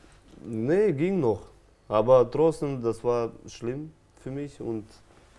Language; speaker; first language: German; non-native, fluent; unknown